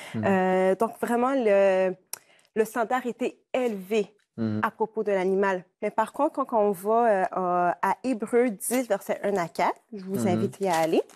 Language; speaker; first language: French; native; French